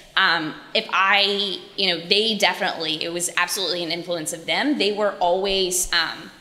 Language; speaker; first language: English; native; English